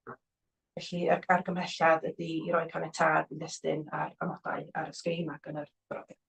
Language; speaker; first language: Welsh; native; Welsh